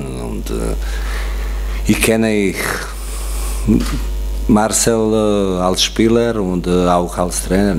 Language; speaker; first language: German; non-native, fluent; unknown